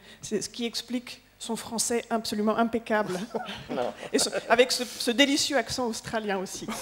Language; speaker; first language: French; native; French